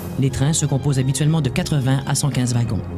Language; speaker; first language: French; native; French